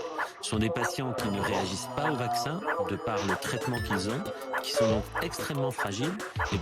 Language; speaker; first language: French; native; French